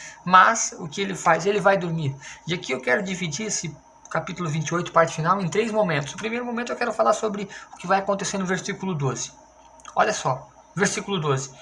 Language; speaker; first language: Portuguese; native; Portuguese